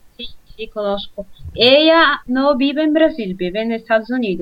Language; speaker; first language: Spanish; non-native, fluent; Portuguese